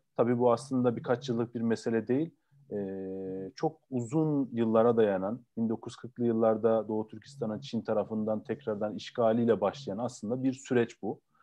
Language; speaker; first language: Turkish; native; Turkish